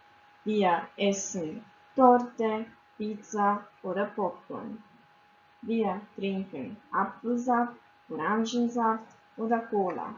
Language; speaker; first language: German; non-native, fluent; Croatian